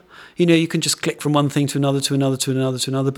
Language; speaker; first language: English; native; English